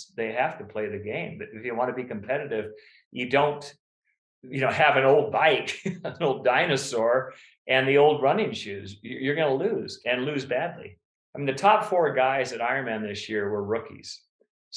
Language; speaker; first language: English; native; English